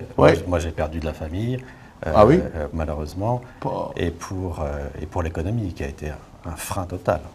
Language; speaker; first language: French; native; French